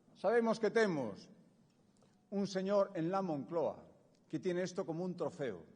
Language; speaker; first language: Spanish; native; Spanish